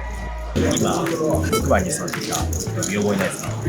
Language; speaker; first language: Japanese; native; Japanese